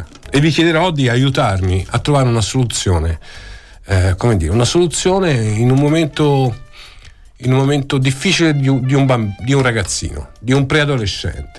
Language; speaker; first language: Italian; native; Italian